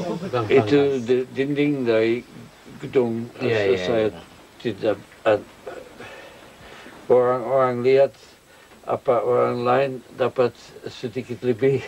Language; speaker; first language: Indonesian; non-native, local second language; Dutch